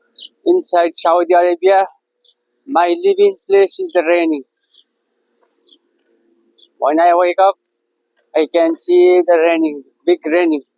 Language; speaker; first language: English; non-native, learner; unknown